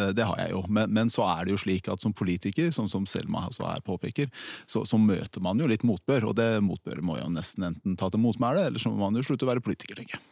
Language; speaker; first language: Norwegian; early bilingual, other home language; Persian